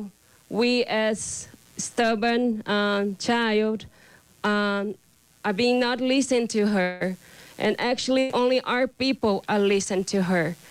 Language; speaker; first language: English; non-native, fluent; Portuguese